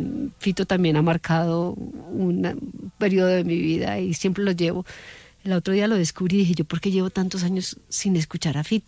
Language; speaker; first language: Spanish; native; Spanish